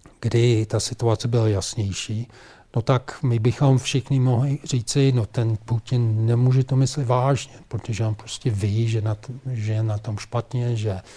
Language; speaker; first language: Czech; non-native, fluent; English